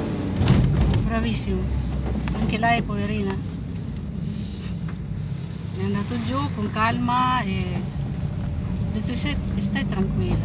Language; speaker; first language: Italian; non-native, fluent; Filipino